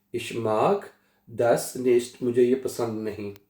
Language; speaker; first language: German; non-native, fluent; Urdu